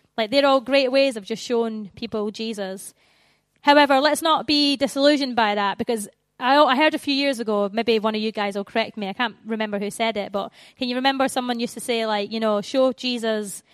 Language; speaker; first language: English; native; English